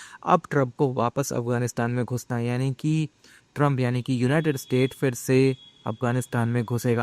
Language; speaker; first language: Hindi; native; Hindi